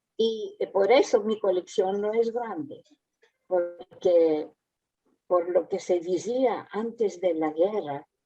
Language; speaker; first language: Spanish; early bilingual, heritage; Spanish